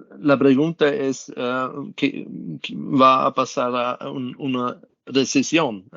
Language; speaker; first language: Spanish; non-native, learner; German